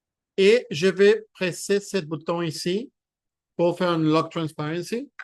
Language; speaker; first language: French; non-native, fluent; Spanish